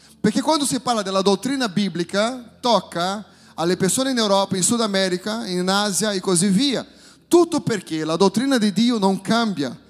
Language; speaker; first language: Italian; non-native, fluent; Portuguese